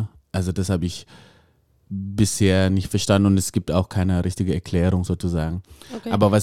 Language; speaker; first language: German; non-native, fluent; Indonesian